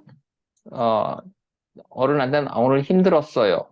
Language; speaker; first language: Korean; native; Korean